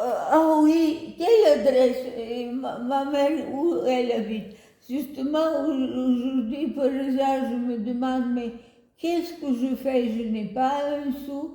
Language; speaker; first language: French; non-native, fluent; Bulgarian